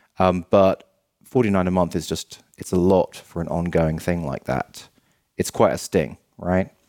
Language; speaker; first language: English; native; English